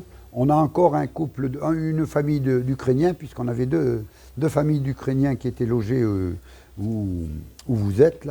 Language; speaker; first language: French; native; French